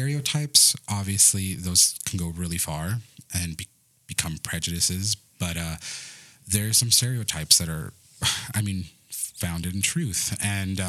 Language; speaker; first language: English; early bilingual, other home language; Spanish